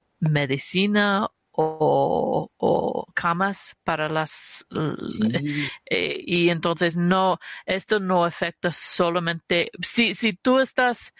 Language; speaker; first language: Spanish; early bilingual, heritage; Spanish